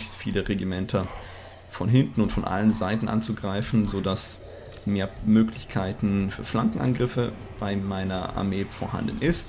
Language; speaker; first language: German; native; German